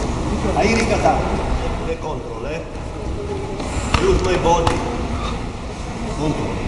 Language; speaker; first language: English; non-native, learner; Italian